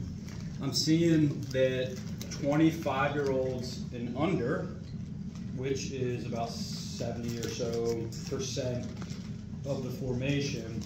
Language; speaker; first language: English; native; English